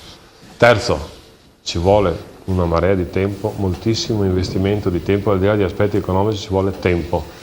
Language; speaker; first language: Italian; native; Italian